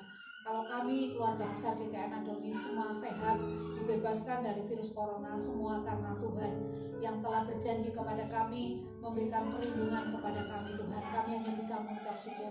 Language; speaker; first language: Indonesian; non-native, local second language; Javanese